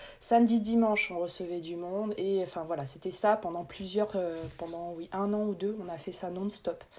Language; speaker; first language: French; native; French